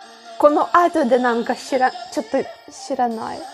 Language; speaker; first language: Japanese; non-native, learner; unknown